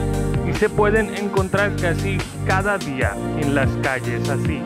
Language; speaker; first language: Spanish; non-native, fluent; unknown